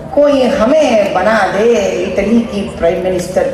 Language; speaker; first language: Hindi; non-native, local second language; Telugu